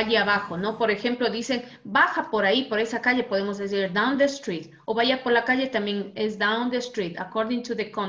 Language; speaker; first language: Spanish; native; Spanish